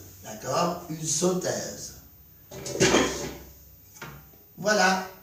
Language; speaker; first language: French; non-native, fluent; Spanish